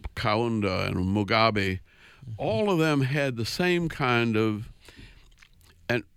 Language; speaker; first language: English; native; English